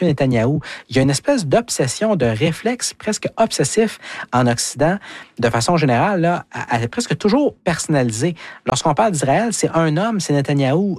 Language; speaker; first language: French; native; French